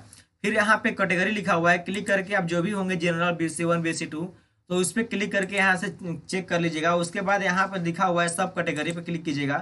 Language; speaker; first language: Hindi; native; Hindi